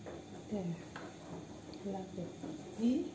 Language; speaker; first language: English; non-native, local second language; Filipino